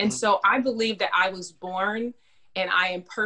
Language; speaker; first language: English; native; English